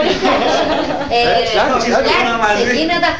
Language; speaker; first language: Greek; native; Greek